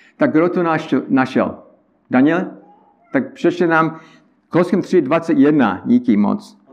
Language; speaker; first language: Czech; non-native, learner; English